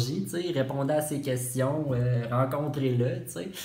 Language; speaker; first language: French; native; French